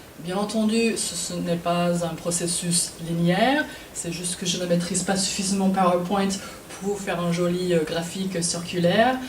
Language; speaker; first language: French; non-native, fluent; English